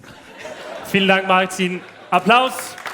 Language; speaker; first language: German; native; German